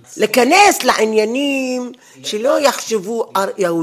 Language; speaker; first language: Hebrew; non-native, fluent; Arabic